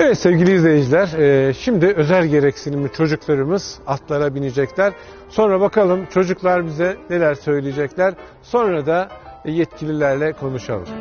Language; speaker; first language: Turkish; native; Turkish